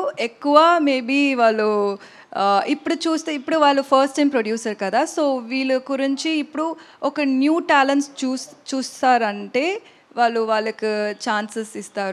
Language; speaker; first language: Telugu; non-native, learner; Tamil